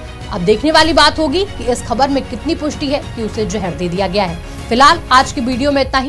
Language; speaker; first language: Hindi; native; Hindi